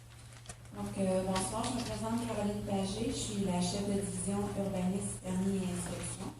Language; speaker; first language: French; native; French